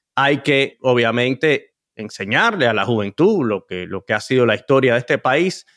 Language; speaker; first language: Spanish; early bilingual, heritage; Spanish